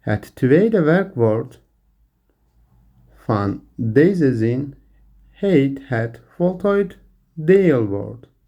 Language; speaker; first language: Dutch; non-native, learner; Turkish